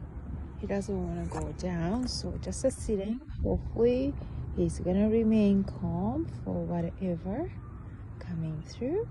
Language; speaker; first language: English; non-native, fluent; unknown